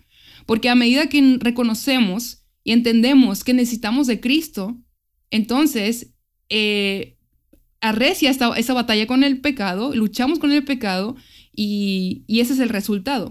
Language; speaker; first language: Spanish; native; Spanish